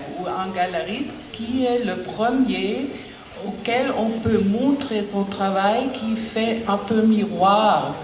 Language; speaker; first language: French; non-native, fluent; German